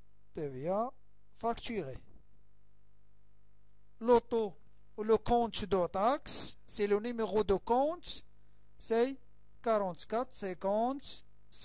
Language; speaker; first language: French; non-native, local second language; Arabic